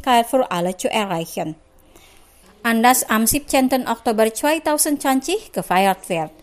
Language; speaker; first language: German; non-native, fluent; Indonesian